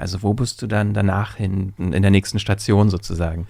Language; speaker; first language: German; native; German